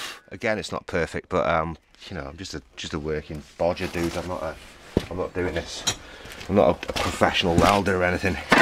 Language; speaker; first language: English; native; English